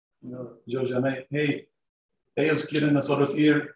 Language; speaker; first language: Spanish; non-native, learner; English